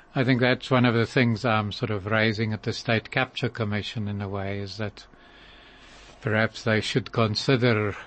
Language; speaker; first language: English; native; English